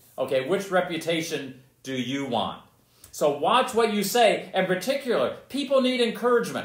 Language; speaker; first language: English; native; English